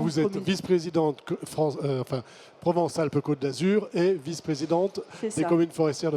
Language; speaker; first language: French; native; French